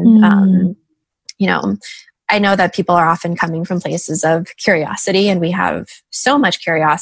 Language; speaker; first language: English; native; English